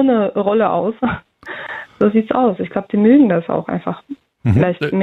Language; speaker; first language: German; early bilingual, other home language; Russian